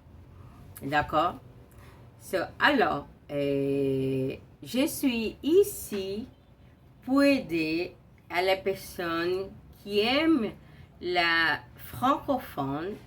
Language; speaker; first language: French; non-native, learner; Portuguese